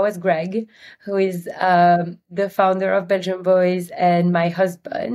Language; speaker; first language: English; non-native, fluent; Dutch